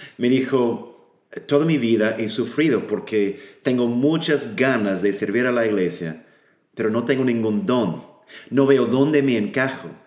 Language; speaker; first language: Spanish; non-native, fluent; English